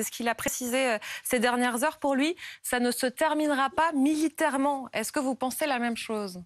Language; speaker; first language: French; native; French